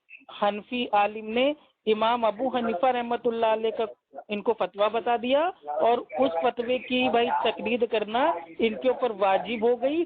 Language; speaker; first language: Hindi; native; Hindi